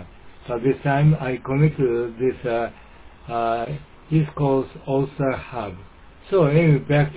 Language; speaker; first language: English; non-native, learner; Japanese